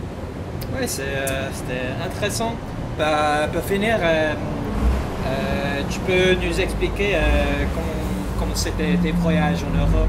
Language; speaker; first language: French; non-native, fluent; English